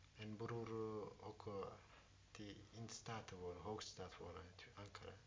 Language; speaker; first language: Dutch; non-native, learner; Turkish